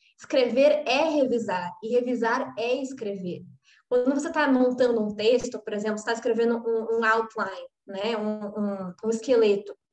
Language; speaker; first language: Portuguese; native; Portuguese